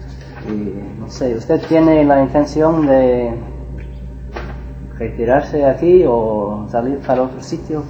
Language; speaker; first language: Spanish; non-native, fluent; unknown